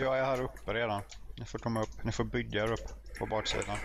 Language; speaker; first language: Swedish; native; Swedish